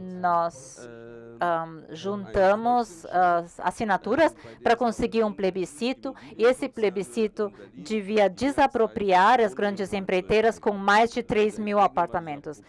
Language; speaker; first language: Portuguese; non-native, learner; German